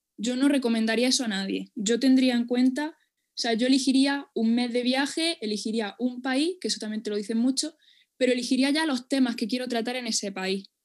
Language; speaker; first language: Spanish; native; Spanish